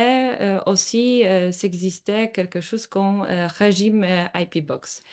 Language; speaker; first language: French; non-native, learner; Polish